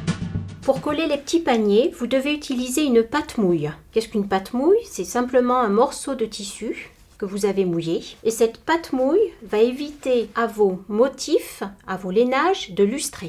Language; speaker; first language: French; native; French